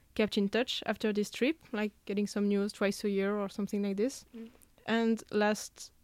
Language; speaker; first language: English; non-native, fluent; French